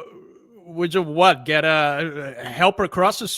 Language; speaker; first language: English; native; English